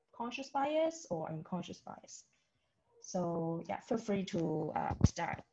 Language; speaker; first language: English; non-native, local second language; Cantonese